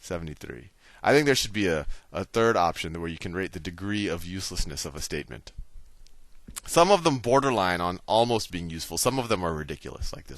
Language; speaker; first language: English; native; English